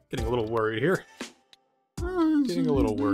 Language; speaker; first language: English; native; English